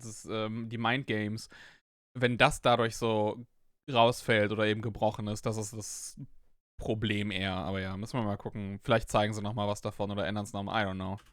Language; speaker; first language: German; native; German